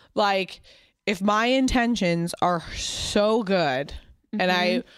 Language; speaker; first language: English; native; English